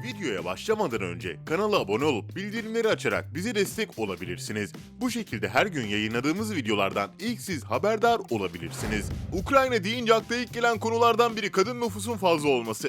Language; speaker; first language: Turkish; native; Turkish